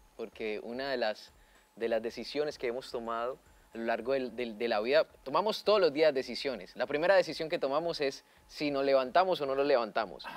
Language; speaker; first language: Spanish; native; Spanish